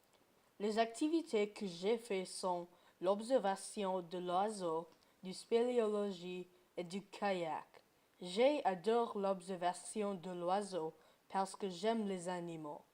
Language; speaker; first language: French; non-native, learner; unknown